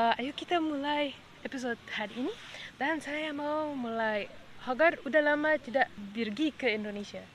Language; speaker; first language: Indonesian; non-native, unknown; Arabic